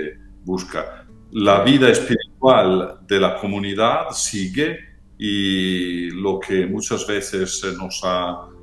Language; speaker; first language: Spanish; non-native, fluent; Italian